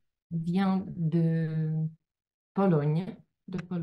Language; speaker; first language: French; non-native, learner; Russian